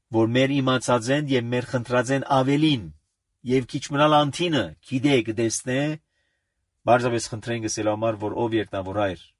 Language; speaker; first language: Armenian; early bilingual, heritage; Armenian